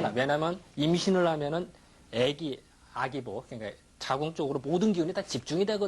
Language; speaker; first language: Korean; native; Korean